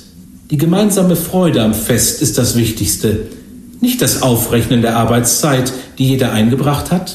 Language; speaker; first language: German; native; German